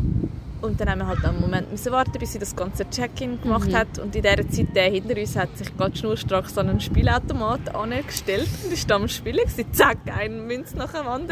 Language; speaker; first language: German; native; German